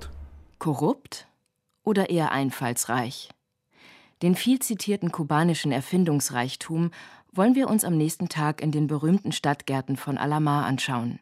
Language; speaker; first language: German; native; German